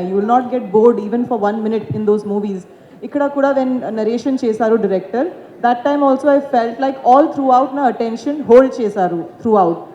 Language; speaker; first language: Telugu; non-native, learner; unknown